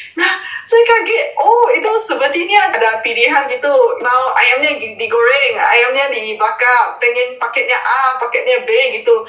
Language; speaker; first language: Indonesian; non-native, fluent; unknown